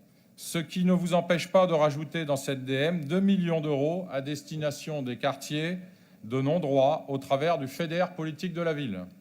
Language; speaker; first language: French; native; French